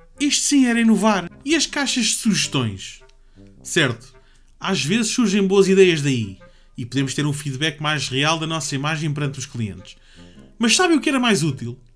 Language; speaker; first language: Portuguese; native; Portuguese